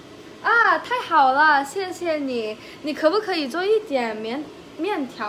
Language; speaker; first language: Chinese; non-native, learner; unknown